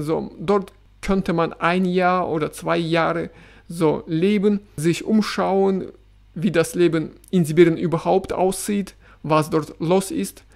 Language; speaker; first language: German; non-native, fluent; Russian